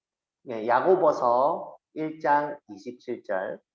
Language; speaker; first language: Korean; native; Korean